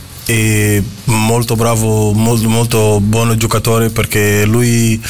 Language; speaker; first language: Italian; non-native, fluent; Portuguese